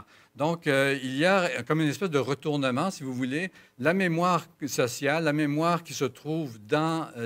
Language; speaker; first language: French; native; French